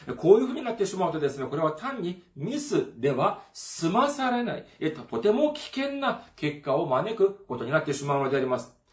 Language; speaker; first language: Japanese; non-native, fluent; Korean